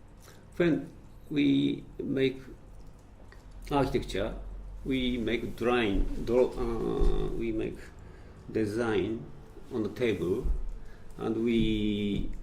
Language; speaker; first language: English; non-native, fluent; Japanese